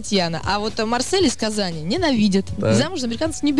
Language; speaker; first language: Russian; native; Russian